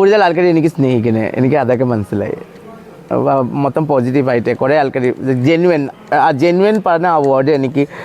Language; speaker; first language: Malayalam; non-native, local second language; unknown